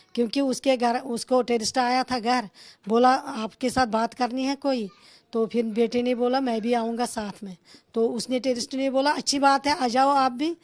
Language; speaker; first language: Hindi; non-native, local second language; Kashmiri